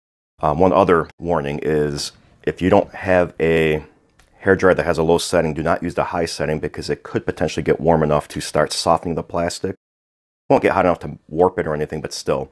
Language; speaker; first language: English; native; English